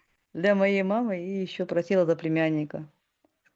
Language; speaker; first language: Russian; native; Russian